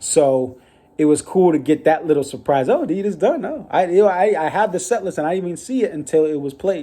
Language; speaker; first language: English; native; English